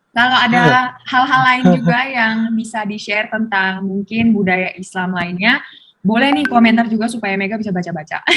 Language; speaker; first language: Indonesian; native; Indonesian